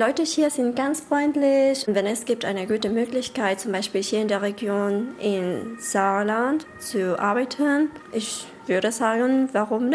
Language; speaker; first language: German; non-native, learner; Spanish